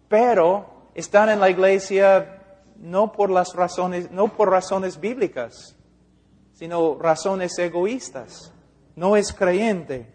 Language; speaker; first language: Spanish; non-native, fluent; English